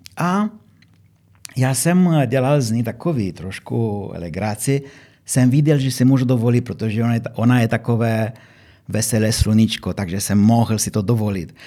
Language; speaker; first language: Czech; non-native, fluent; Romanian